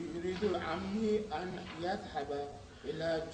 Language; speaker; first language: Arabic; non-native, learner; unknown